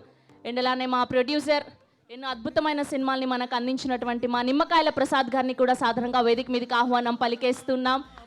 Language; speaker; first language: Telugu; native; Telugu